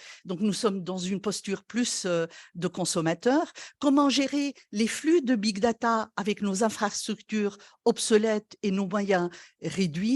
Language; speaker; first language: French; non-native, local second language; Arabic